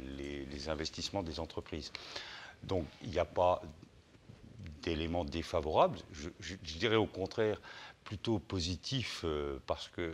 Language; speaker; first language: French; native; French